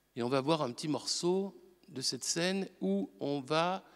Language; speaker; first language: French; native; French